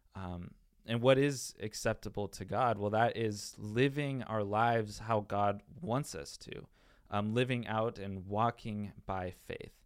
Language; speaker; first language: English; native; English